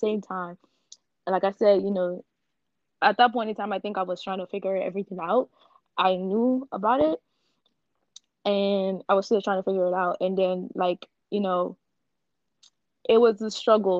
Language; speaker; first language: English; non-native, local second language; Yoruba